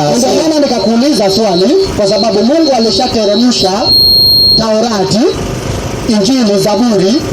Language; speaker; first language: Swahili; non-native, local second language; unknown